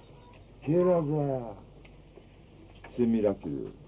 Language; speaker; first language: French; non-native, fluent; Japanese